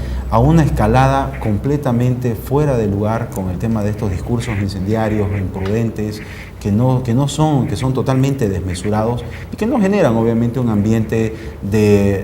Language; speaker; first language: Spanish; native; Spanish